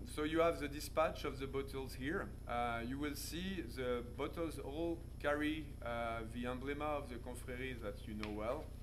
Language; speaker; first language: English; non-native, fluent; French